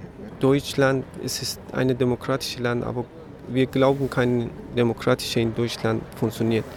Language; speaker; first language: German; non-native, learner; Persian